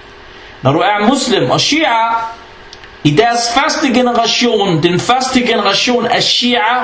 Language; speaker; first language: Danish; non-native, fluent; Arabic